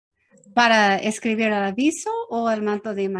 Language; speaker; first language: Spanish; non-native, learner; English